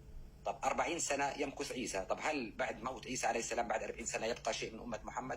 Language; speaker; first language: Arabic; native; Arabic